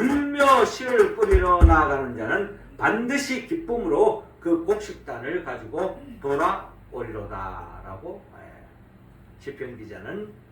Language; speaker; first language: Korean; native; Korean